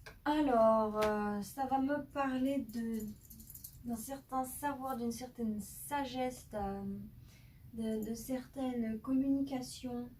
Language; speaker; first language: French; native; French